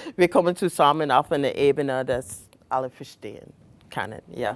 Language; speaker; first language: German; non-native, learner; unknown